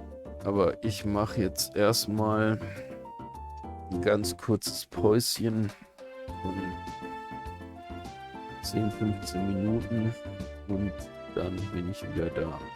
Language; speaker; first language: German; native; German